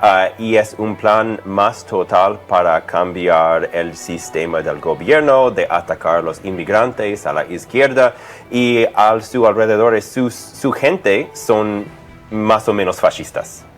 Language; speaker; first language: Spanish; non-native, fluent; English